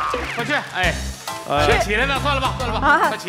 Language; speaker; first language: Chinese; native; Chinese